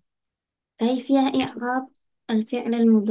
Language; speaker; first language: Arabic; non-native, fluent; Indonesian